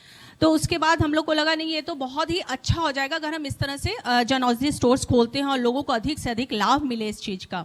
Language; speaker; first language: Hindi; native; Hindi